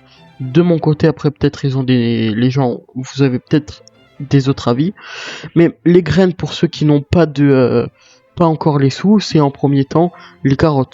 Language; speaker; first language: French; native; French